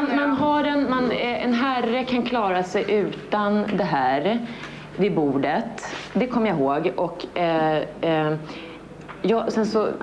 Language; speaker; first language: Swedish; native; Swedish